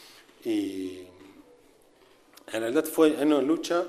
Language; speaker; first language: Spanish; non-native, learner; Kurdish